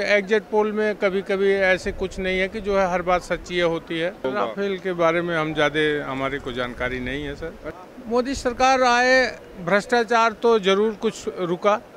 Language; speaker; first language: Hindi; native; Hindi